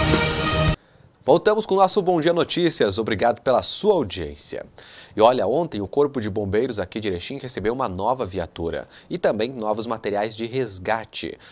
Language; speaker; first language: Portuguese; native; Portuguese